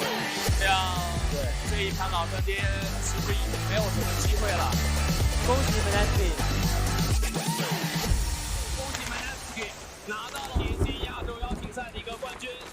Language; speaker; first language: Chinese; native; Chinese